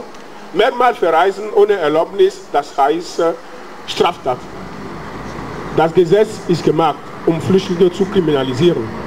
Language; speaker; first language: German; non-native, fluent; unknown